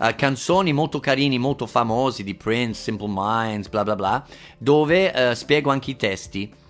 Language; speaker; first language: Italian; non-native, fluent; English